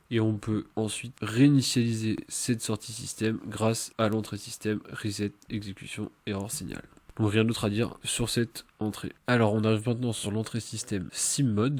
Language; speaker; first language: French; native; French